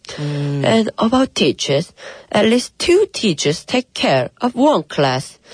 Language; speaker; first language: English; early bilingual, other home language; Korean